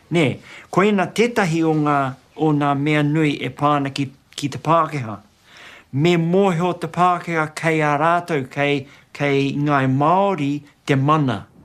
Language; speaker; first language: Māori; non-native, local second language; English